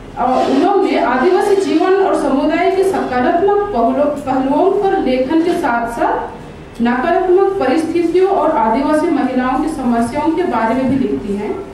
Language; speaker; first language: Hindi; non-native, local second language; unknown